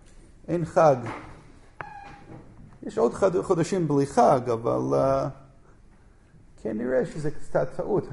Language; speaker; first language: Hebrew; non-native, fluent; English